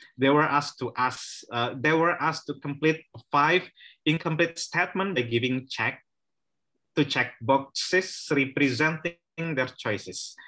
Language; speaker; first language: English; non-native, fluent; Indonesian